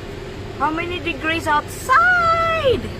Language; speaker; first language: English; non-native, local second language; Cebuano